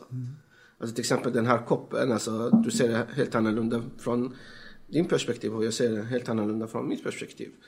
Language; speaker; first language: Swedish; non-native, fluent; Persian